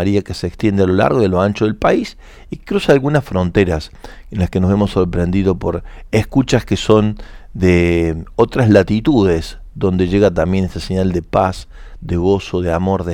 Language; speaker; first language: Spanish; native; Spanish